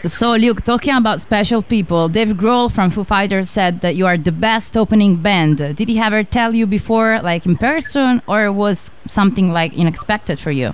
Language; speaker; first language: English; non-native, fluent; Italian